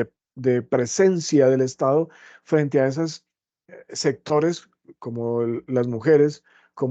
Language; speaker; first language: Spanish; native; Spanish